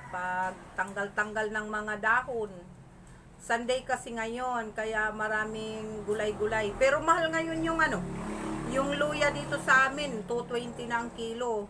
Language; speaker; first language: Filipino; non-native, local second language; Masbatenyo